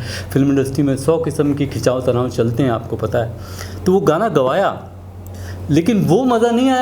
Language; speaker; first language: Hindi; native; Hindi